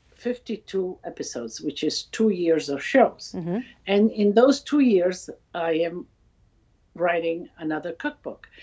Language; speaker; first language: English; non-native, fluent; Italian